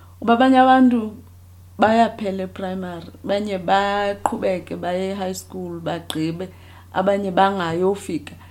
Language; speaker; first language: Xhosa; native; Xhosa